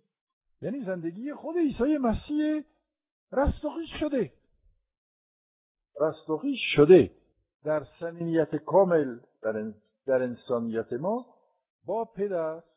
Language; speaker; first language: Persian; non-native, fluent; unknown